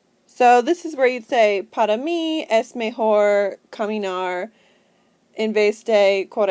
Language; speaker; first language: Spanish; non-native, fluent; English